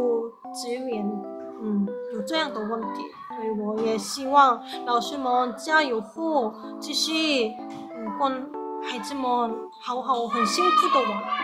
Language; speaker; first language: Chinese; non-native, fluent; Korean